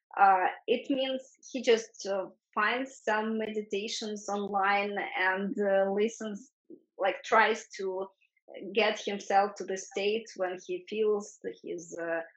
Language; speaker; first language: English; non-native, fluent; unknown